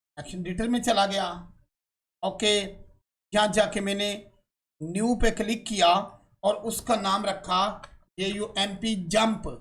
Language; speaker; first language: Urdu; non-native, local second language; Punjabi